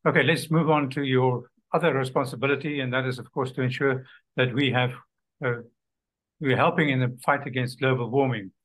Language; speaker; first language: English; non-native, local second language; Afrikaans